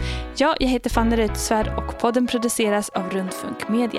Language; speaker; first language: Swedish; native; Swedish